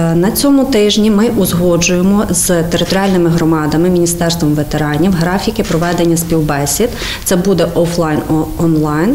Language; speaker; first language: Ukrainian; native; Ukrainian